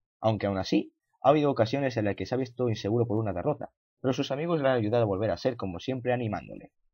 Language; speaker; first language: Spanish; native; Spanish